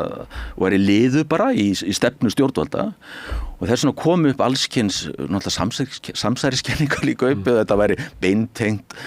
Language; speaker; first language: Icelandic; native; Icelandic